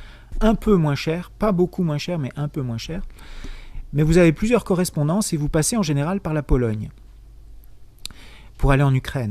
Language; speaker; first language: French; native; French